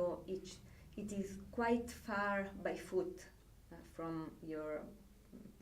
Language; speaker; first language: English; non-native, fluent; Italian